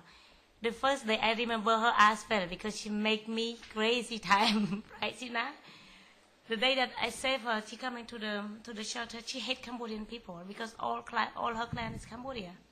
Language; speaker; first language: English; non-native, learner; Khmer